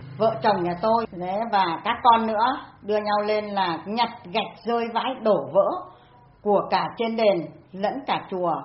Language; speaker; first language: Vietnamese; native; Vietnamese